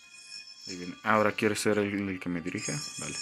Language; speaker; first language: Spanish; native; Spanish